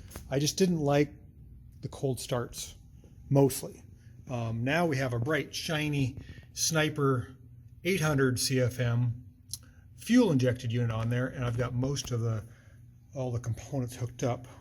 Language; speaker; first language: English; native; English